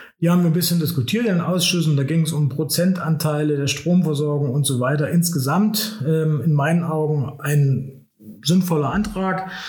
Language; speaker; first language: German; native; German